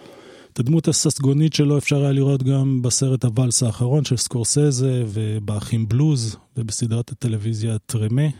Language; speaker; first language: Hebrew; native; Hebrew